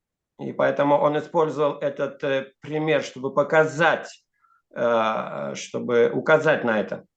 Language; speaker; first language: Russian; native; Russian